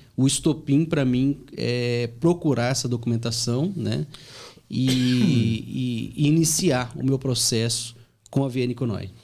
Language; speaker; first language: Portuguese; native; Portuguese